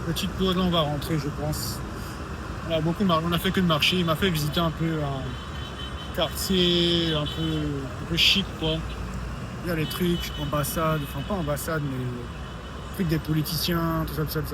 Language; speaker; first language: French; native; French